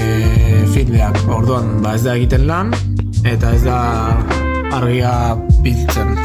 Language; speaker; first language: Basque; non-native, local second language; Spanish